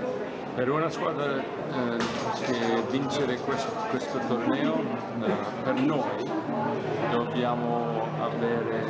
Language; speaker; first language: Italian; non-native, fluent; English